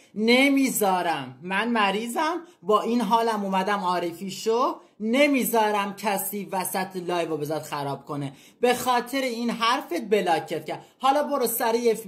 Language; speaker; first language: Persian; native; Persian